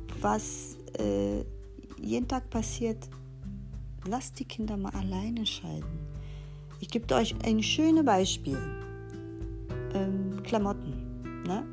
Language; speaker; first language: German; non-native, fluent; Portuguese